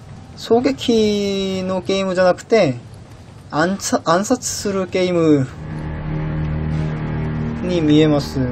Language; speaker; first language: Japanese; non-native, learner; Korean